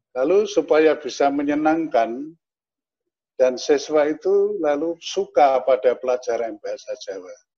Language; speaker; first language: Indonesian; non-native, local second language; Javanese